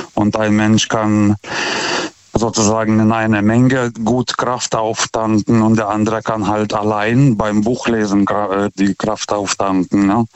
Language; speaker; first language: German; non-native, fluent; Lithuanian